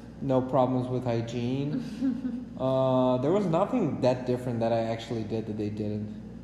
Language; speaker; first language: English; non-native, fluent; Portuguese